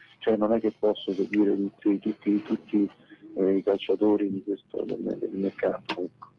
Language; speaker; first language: Italian; native; Italian